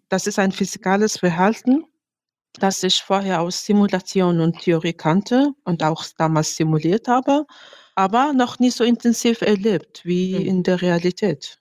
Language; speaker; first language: German; non-native, fluent; Mongolian